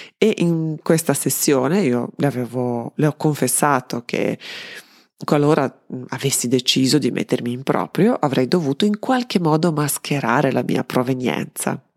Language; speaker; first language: Italian; non-native, fluent; Serbian